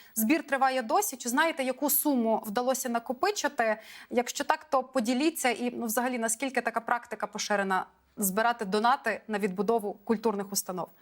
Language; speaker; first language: Ukrainian; native; Ukrainian